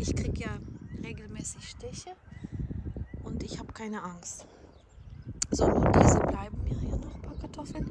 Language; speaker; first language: German; non-native, fluent; Ukrainian